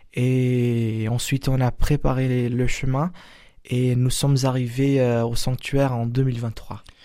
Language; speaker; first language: French; non-native, fluent; Portuguese